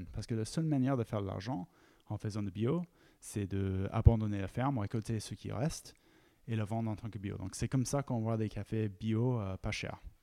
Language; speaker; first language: French; non-native, fluent; English